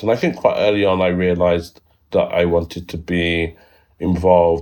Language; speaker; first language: English; native; English